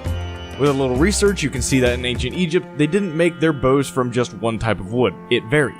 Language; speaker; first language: English; native; English